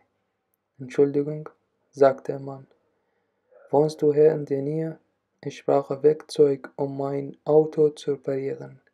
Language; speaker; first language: German; non-native, learner; Arabic